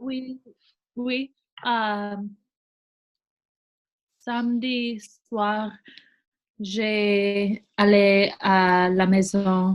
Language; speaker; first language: French; non-native, learner; English